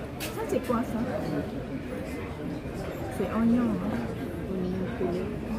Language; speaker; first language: French; non-native, learner; Thai